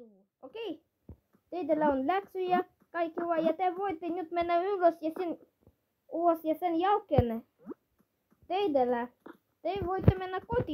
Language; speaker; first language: Finnish; non-native, learner; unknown